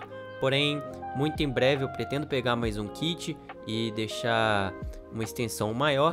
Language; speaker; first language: Portuguese; native; Portuguese